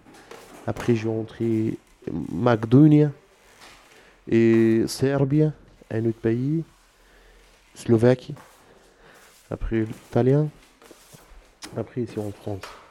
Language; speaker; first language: French; non-native, learner; Arabic